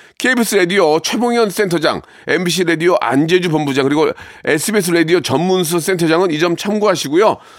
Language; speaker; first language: Korean; native; Korean